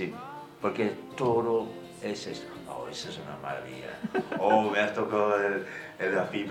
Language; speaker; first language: Spanish; non-native, fluent; English